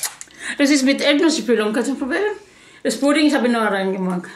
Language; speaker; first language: German; non-native, learner; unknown